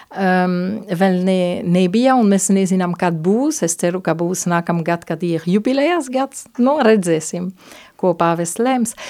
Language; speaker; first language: Latvian; non-native, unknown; Italian